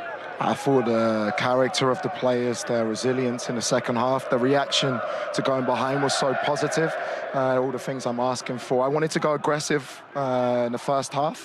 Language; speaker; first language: English; non-native, local second language; Portuguese